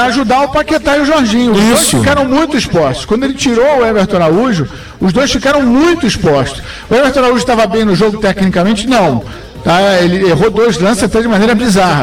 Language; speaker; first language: Portuguese; native; Portuguese